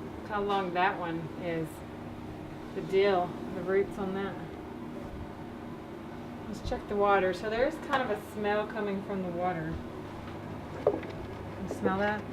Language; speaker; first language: English; native; English